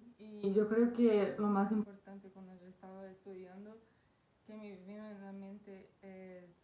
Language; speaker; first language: Spanish; non-native, fluent; Portuguese